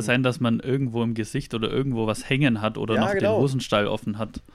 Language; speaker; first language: German; native; German